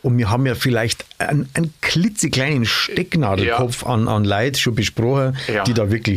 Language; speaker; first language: German; native; German